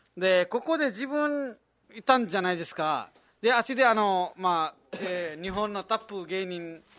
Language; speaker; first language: Japanese; non-native, fluent; Nepali